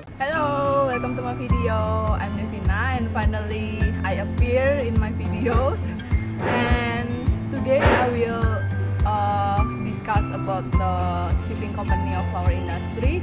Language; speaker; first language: English; non-native, learner; Indonesian